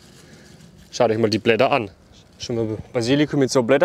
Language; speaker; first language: German; native; German